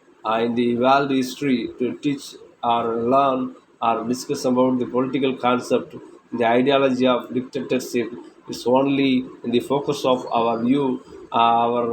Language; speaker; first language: English; non-native, local second language; Tamil